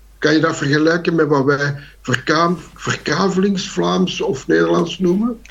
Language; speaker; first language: Dutch; native; Dutch